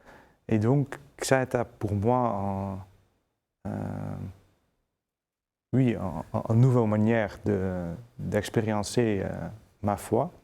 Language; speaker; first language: French; non-native, fluent; Dutch